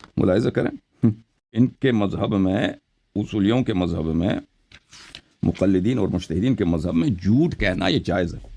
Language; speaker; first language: Urdu; early bilingual, heritage; Urdu